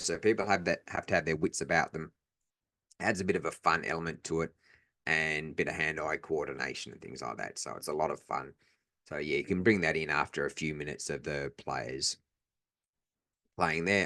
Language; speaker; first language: English; native; English